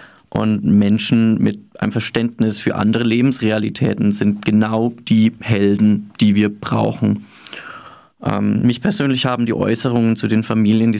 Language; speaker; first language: German; native; German